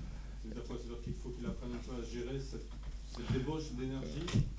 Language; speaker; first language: French; native; French